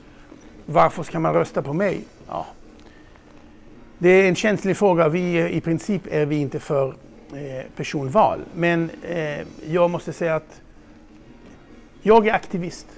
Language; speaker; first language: Swedish; non-native, fluent; Hebrew